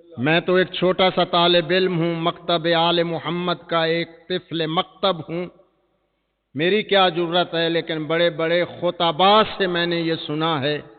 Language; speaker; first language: Urdu; non-native, local second language; Punjabi